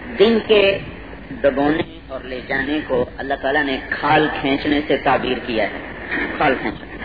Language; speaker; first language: Urdu; non-native, local second language; Punjabi